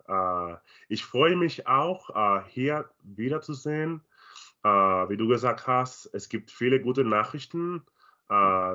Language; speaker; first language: German; non-native, learner; Spanish